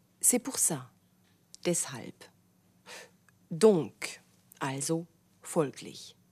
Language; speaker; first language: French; non-native, fluent; German